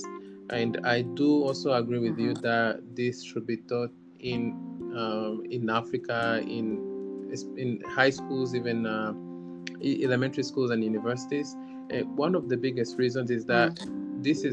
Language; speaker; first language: English; non-native, local second language; Kinyarwanda